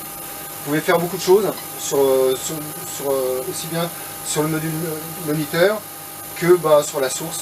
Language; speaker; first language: French; native; French